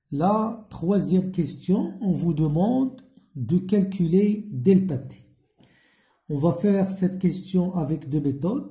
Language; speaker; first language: French; non-native, local second language; Arabic